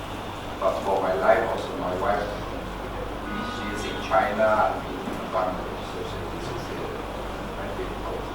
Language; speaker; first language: English; non-native, learner; Chinese